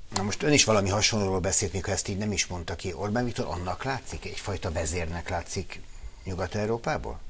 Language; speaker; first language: Hungarian; native; Hungarian